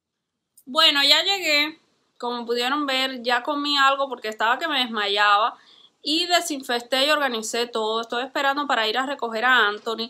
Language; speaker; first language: Spanish; native; Spanish